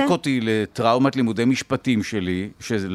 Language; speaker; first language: Hebrew; native; Hebrew